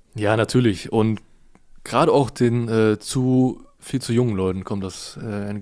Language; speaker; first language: German; native; German